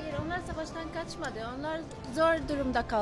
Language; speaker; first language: Turkish; non-native, learner; Arabic